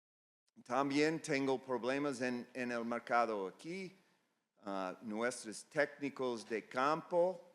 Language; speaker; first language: Spanish; non-native, fluent; English